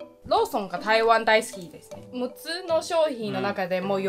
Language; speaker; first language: Japanese; non-native, learner; Chinese